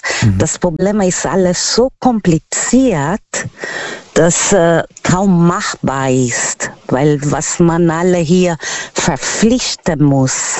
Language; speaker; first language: German; non-native, learner; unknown